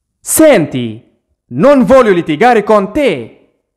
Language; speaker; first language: Italian; non-native, fluent; Arabic